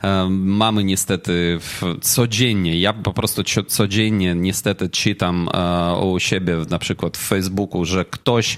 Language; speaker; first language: Polish; non-native, fluent; Ukrainian